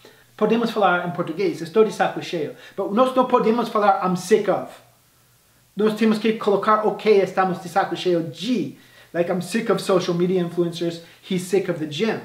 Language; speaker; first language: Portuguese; non-native, fluent; English